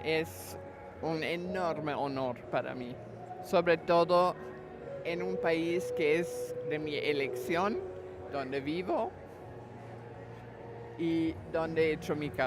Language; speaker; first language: Spanish; non-native, fluent; German